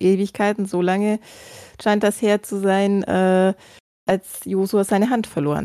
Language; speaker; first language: German; native; German